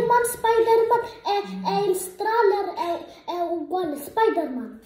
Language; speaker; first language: Italian; early bilingual, other home language; Filipino